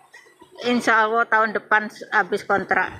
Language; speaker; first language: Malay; non-native, local second language; Javanese